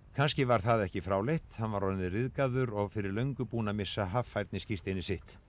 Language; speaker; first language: Icelandic; native; Icelandic